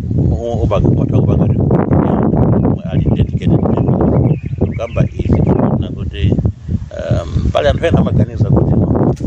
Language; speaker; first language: Nyanja; native; Nyanja